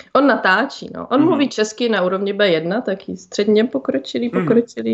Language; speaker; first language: Czech; native; Czech